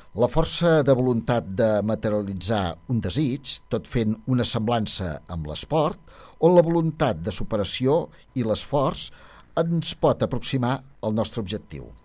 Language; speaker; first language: Catalan; native; Catalan